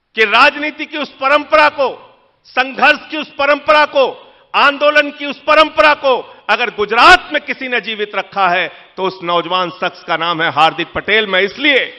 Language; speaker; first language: Hindi; native; Hindi